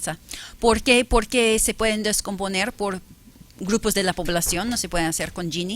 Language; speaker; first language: Spanish; non-native, fluent; English